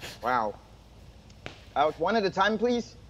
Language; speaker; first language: English; native; English